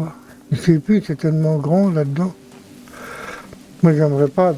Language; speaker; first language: French; native; French